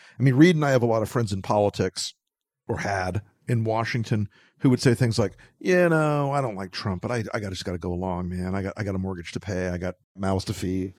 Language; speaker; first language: English; native; English